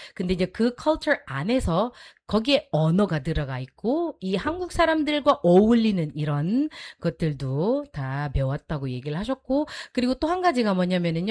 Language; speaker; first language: Korean; native; Korean